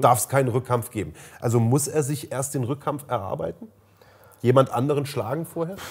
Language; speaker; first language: German; native; German